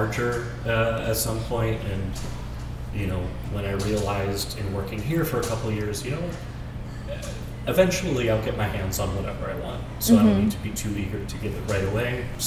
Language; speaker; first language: English; native; English